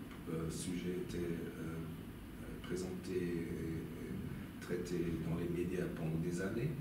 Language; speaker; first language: French; non-native, local second language; German